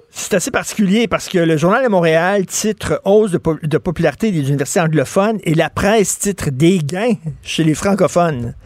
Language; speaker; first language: French; native; French